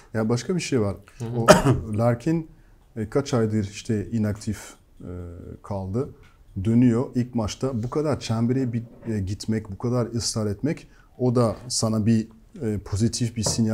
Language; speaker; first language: Turkish; non-native, fluent; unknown